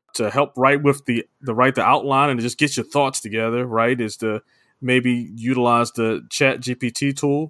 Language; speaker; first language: English; native; English